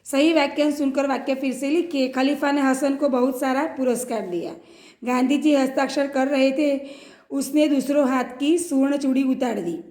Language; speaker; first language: Hindi; non-native, local second language; Gujarati